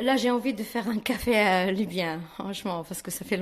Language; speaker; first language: French; non-native, fluent; Arabic